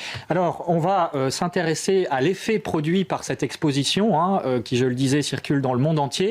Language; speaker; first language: French; native; French